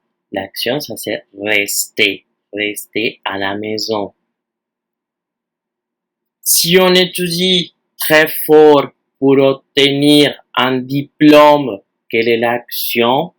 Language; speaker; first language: French; non-native, fluent; Spanish